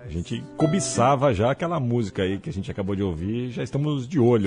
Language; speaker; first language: Portuguese; native; Portuguese